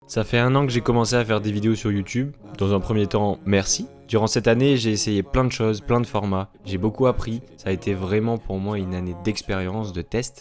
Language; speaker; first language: French; native; French